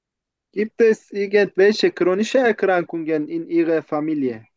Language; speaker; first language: German; non-native, learner; Turkish